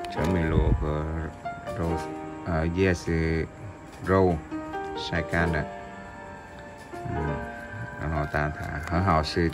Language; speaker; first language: Chinese; non-native, learner; Vietnamese